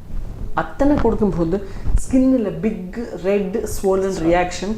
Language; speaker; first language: Malayalam; non-native, fluent; Tamil